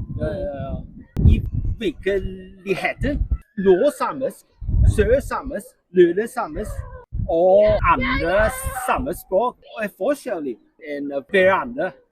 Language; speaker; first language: Norwegian; non-native, learner; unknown